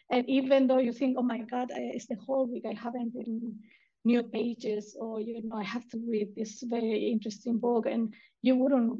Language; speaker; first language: English; non-native, fluent; Spanish